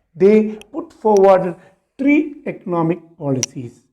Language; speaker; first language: English; non-native, local second language; Malayalam